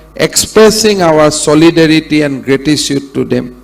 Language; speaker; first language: English; non-native, local second language; Assamese